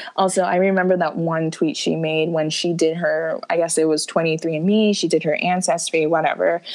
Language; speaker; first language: English; native; English